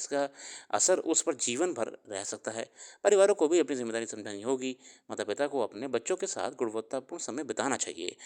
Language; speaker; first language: Hindi; native; Hindi